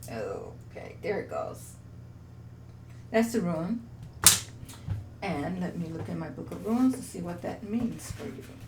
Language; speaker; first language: English; native; English